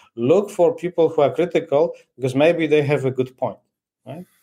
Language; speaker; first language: English; non-native, fluent; Polish